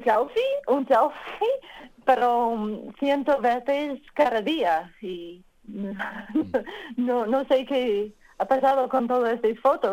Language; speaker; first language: Spanish; non-native, learner; English